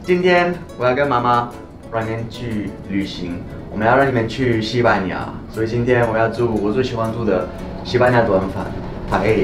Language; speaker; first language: Chinese; non-native, fluent; French